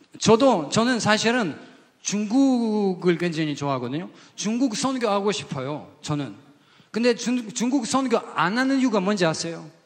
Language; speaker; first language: Korean; non-native, fluent; Russian